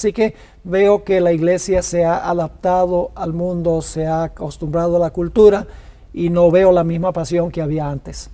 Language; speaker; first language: Spanish; early bilingual, other home language; English